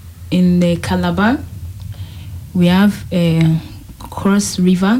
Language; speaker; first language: English; non-native, local second language; Bini